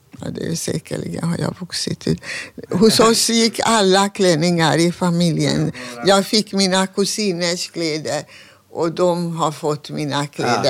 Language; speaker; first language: Swedish; non-native, fluent; Hungarian